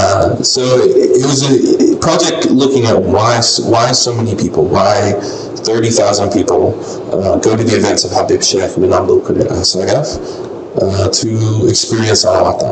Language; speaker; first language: English; non-native, fluent; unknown